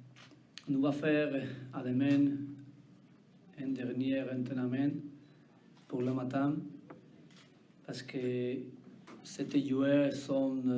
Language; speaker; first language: French; non-native, learner; Spanish